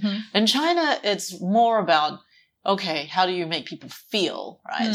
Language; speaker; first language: English; native; English